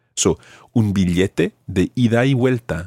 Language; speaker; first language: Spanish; non-native, fluent; English